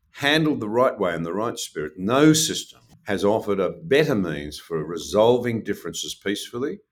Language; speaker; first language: English; native; English